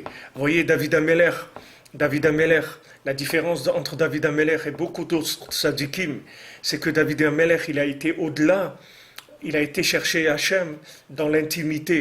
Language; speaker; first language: French; native; French